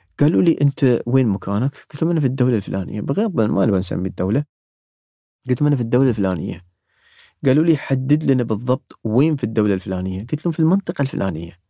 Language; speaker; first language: Arabic; native; Arabic